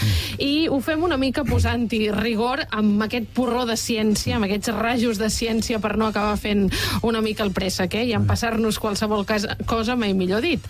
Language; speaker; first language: Catalan; native; Catalan